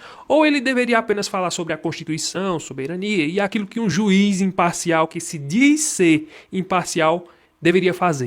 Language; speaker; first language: Portuguese; native; Portuguese